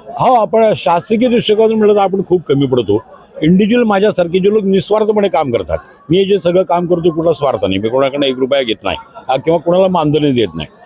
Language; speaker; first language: Marathi; native; Marathi